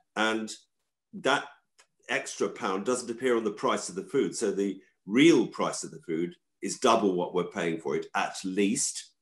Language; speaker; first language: English; native; English